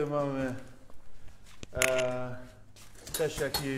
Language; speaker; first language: Polish; non-native, learner; Italian